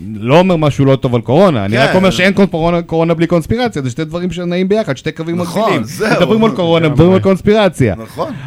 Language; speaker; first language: Hebrew; non-native, fluent; Russian